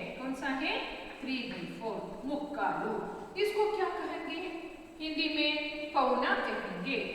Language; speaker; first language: Hindi; non-native, local second language; Kannada